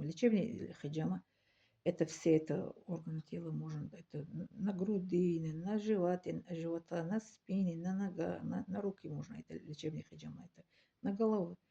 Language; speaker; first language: Russian; non-native, learner; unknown